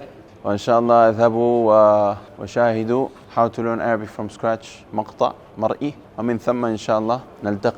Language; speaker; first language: Arabic; non-native, fluent; English